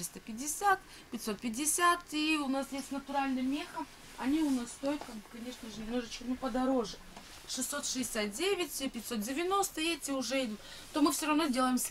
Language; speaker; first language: Russian; native; Russian